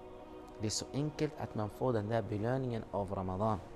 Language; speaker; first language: Swedish; non-native, fluent; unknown